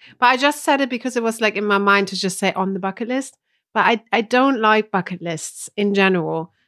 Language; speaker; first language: English; non-native, fluent; German